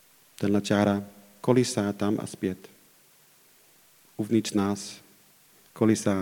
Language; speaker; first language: Czech; non-native, fluent; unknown